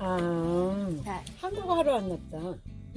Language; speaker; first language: Korean; native; Korean